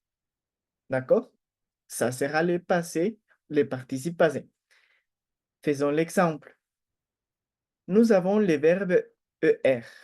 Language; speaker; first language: French; non-native, fluent; Spanish